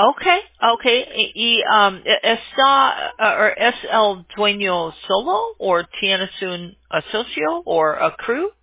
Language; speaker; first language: Spanish; non-native, learner; English